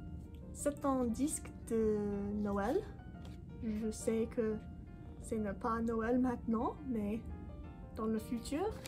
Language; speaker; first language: French; non-native, learner; English